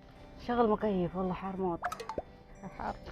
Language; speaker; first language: Arabic; non-native, learner; Indonesian